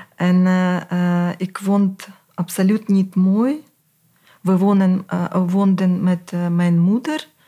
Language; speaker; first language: Dutch; non-native, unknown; Russian